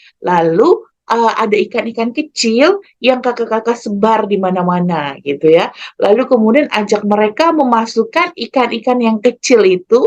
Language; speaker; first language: Indonesian; native; Indonesian